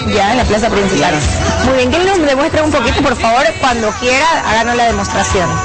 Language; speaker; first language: Spanish; native; Spanish